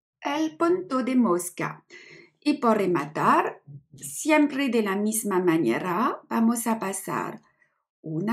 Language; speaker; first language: Spanish; non-native, learner; French